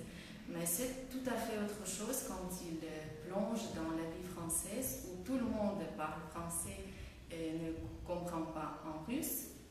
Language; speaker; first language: French; non-native, fluent; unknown